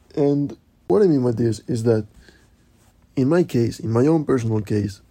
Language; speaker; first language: English; non-native, fluent; Spanish